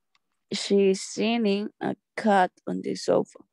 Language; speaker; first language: English; non-native, learner; Spanish